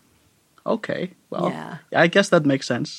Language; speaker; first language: English; non-native, fluent; Icelandic